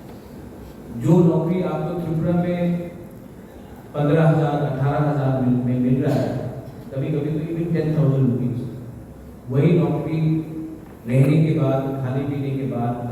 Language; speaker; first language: Hindi; non-native, local second language; Kok Borok